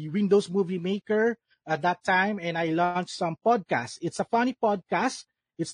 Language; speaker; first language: English; non-native, local second language; Filipino